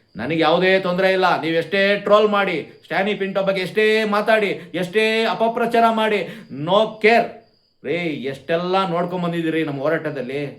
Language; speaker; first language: Kannada; non-native, local second language; Konkani